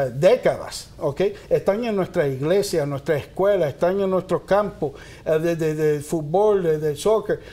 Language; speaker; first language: Spanish; early bilingual, heritage; Spanish